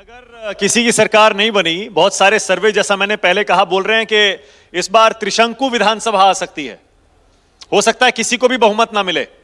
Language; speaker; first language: Hindi; native; Hindi